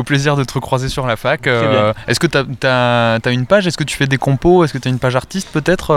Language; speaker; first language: French; native; French